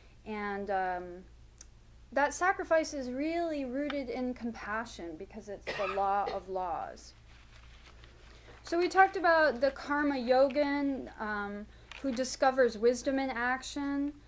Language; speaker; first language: English; native; English